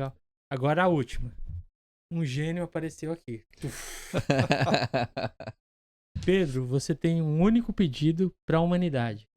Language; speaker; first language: Portuguese; native; Portuguese